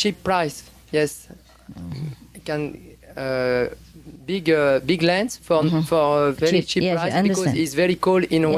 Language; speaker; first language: English; non-native, learner; French